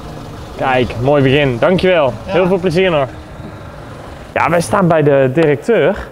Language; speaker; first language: Dutch; native; Dutch